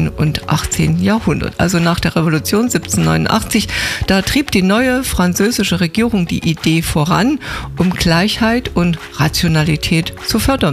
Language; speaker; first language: German; native; German